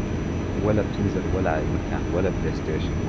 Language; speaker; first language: Arabic; native; Arabic